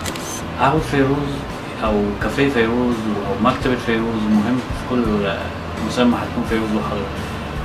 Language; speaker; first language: Arabic; native; Arabic